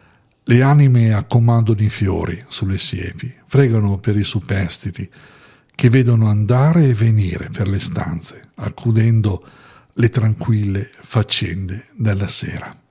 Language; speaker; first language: Italian; native; Italian